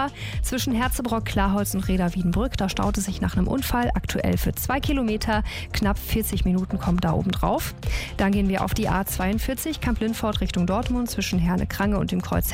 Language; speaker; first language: German; native; German